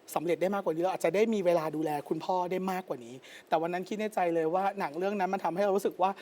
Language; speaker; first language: Thai; native; Thai